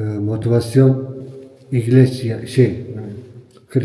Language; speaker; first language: Spanish; non-native, learner; Turkish